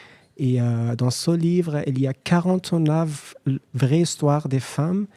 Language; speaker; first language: French; non-native, learner; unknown